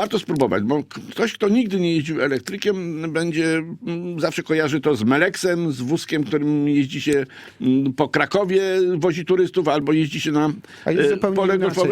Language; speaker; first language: Polish; native; Polish